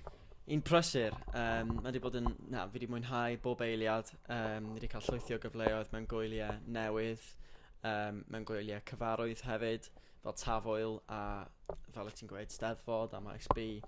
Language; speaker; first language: Welsh; native; Welsh